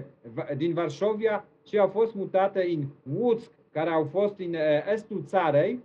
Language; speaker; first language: Romanian; non-native, learner; Polish